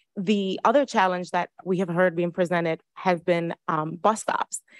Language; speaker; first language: English; early bilingual, other home language; Spanish